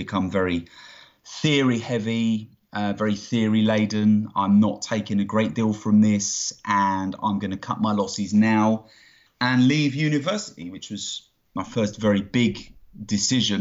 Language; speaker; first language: English; native; English